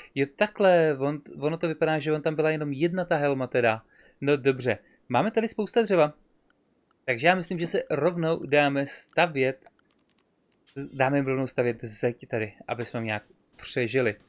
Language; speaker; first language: Czech; native; Czech